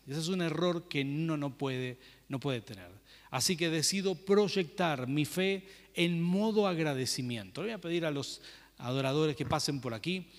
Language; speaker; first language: Spanish; native; Spanish